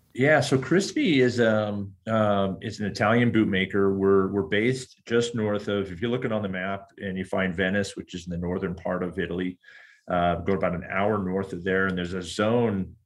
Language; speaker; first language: English; native; English